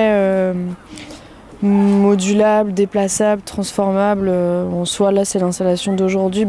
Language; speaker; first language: French; native; French